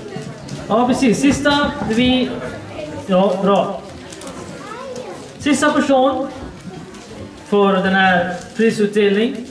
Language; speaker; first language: Swedish; non-native, learner; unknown